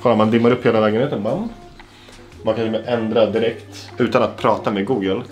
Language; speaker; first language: Swedish; native; Swedish